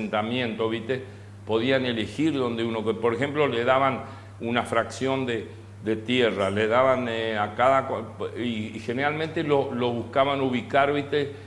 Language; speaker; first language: Spanish; native; Spanish